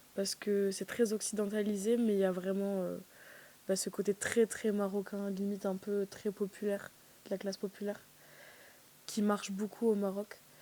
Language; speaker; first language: French; non-native, local second language; Arabic